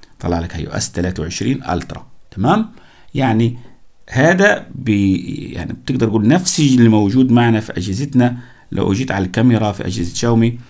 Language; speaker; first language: Arabic; native; Arabic